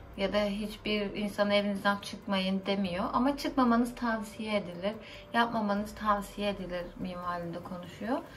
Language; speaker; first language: Turkish; native; Turkish